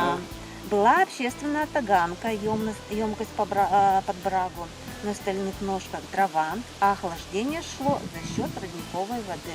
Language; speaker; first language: Russian; native; Russian